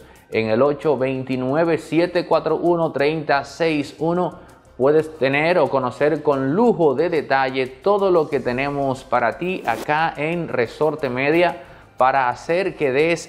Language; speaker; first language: Spanish; native; Spanish